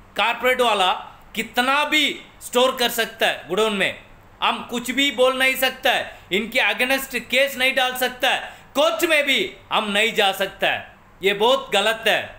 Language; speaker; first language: Hindi; non-native, local second language; Tamil